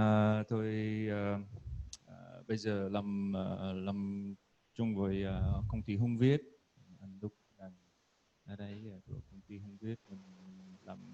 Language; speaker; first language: Vietnamese; non-native, learner; English